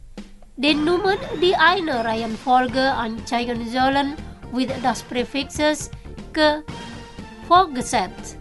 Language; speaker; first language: German; non-native, fluent; Indonesian